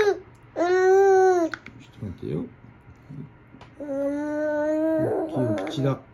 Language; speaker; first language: Japanese; native; Japanese